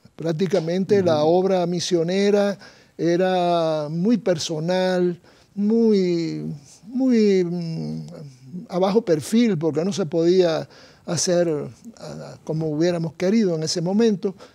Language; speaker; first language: Spanish; native; Spanish